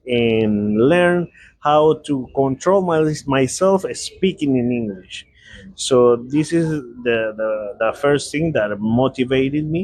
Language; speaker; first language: English; non-native, learner; Spanish